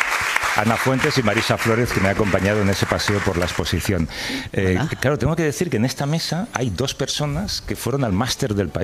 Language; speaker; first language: Spanish; native; Spanish